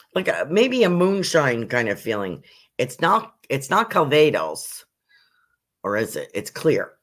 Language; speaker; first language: English; native; English